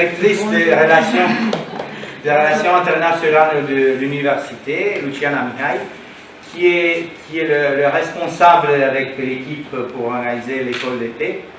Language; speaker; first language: French; non-native, learner; Romanian